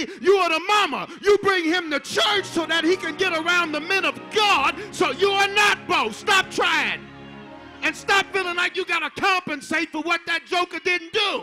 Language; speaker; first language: English; native; English